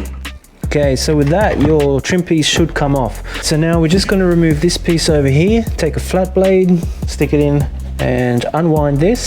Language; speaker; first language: English; native; English